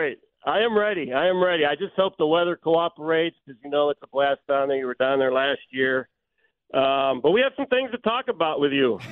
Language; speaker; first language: English; native; English